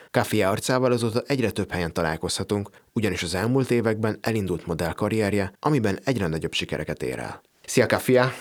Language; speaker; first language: Hungarian; native; Hungarian